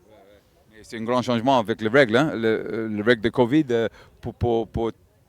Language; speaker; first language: French; non-native, learner; English